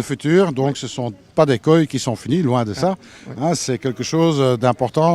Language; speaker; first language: French; native; French